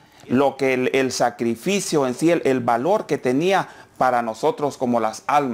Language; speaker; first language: Spanish; native; Spanish